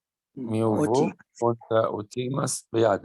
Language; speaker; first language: Portuguese; non-native, learner; Arabic